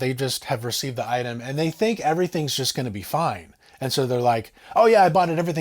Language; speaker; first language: English; native; English